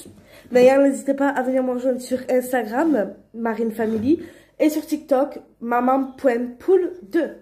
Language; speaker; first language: French; native; French